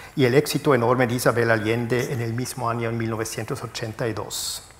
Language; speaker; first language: Spanish; non-native, fluent; German